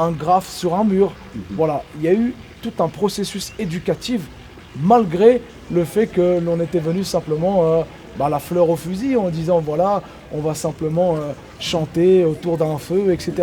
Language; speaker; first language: French; native; French